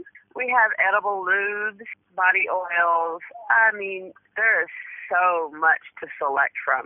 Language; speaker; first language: English; native; English